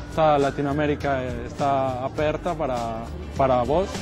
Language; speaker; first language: Galician; non-native, learner; Spanish